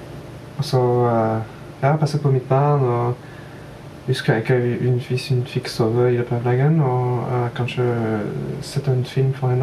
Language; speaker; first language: Norwegian; non-native, fluent; French